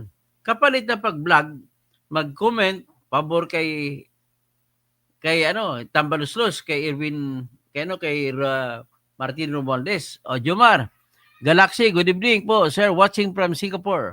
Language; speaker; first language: Filipino; non-native, local second language; Hiligaynon